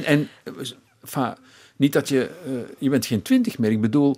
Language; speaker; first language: Dutch; native; Dutch